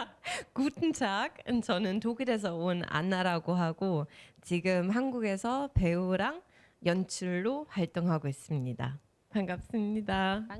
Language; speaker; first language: Korean; non-native, fluent; German